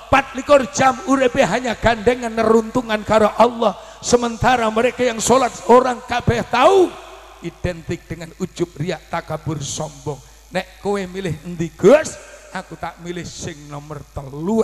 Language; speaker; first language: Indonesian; non-native, local second language; Javanese